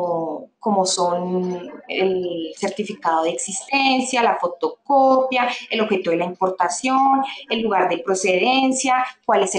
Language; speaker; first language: Spanish; native; Spanish